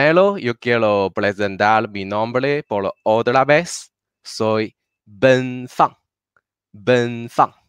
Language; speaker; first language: Spanish; non-native, learner; Chinese